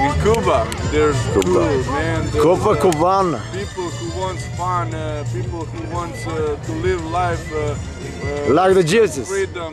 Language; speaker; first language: English; non-native, learner; Serbian